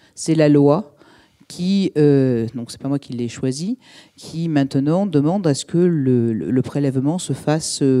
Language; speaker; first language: French; native; French